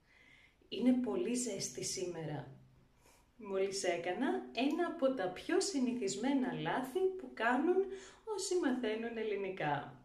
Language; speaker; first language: Greek; native; Greek